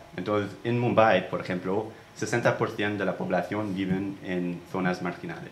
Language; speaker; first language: Spanish; non-native, fluent; English